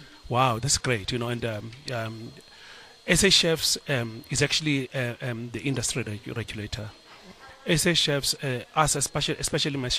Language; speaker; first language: English; non-native, local second language; Xhosa